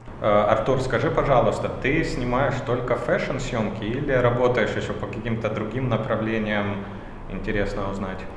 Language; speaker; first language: Russian; native; Russian